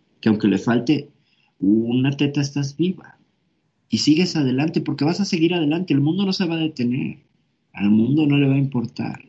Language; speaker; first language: Spanish; native; Spanish